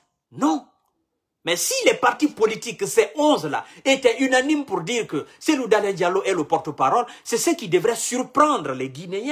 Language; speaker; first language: French; non-native, local second language; Mandingo